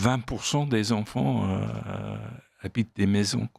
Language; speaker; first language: French; non-native, fluent; English